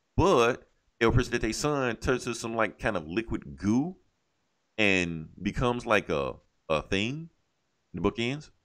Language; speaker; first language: English; native; English